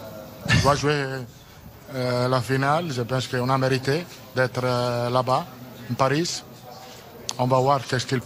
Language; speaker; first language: French; non-native, learner; Italian